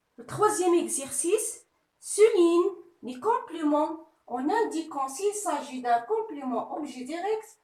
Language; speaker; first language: French; non-native, local second language; Arabic